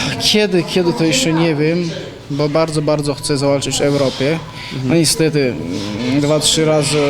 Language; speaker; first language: Polish; non-native, learner; Chechen